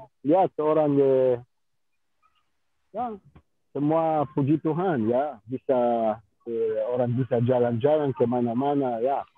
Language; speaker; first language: Indonesian; non-native, fluent; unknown